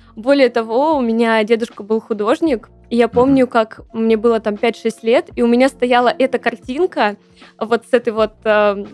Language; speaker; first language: Russian; native; Russian